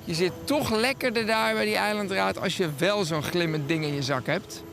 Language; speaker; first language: Dutch; native; Dutch